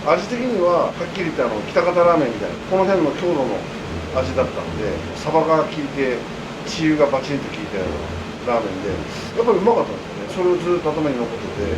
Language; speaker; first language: Japanese; native; Japanese